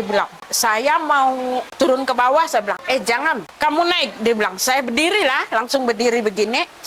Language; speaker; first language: Indonesian; non-native, local second language; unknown